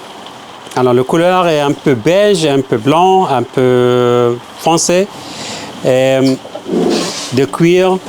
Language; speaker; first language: French; non-native, fluent; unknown